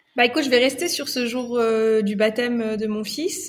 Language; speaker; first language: French; non-native, local second language; Arabic